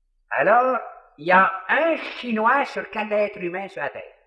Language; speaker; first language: French; native; French